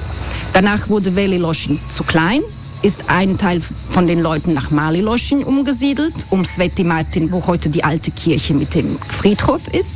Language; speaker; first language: German; non-native, fluent; Croatian